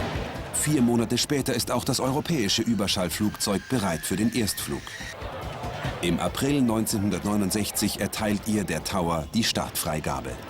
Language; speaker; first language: German; native; German